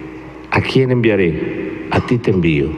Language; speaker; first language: Spanish; native; Spanish